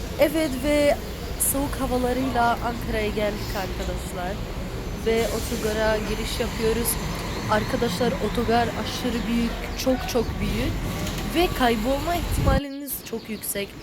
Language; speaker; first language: Turkish; early bilingual, other home language; Arabic